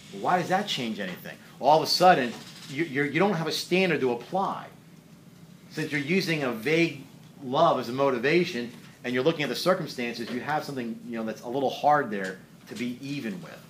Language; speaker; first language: English; native; English